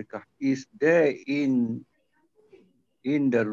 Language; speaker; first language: English; non-native, learner; Malay